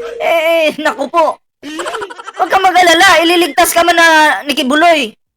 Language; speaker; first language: Filipino; native; Filipino